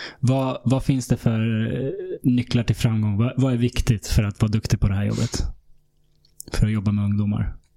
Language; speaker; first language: Swedish; early bilingual, other home language; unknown